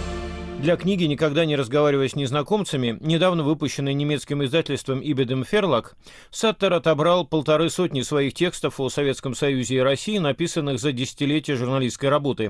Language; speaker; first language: Russian; native; Russian